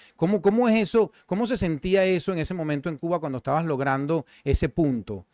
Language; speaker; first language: Spanish; native; Spanish